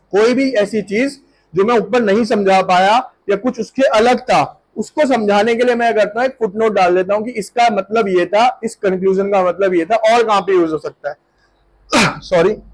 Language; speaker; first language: Hindi; native; Hindi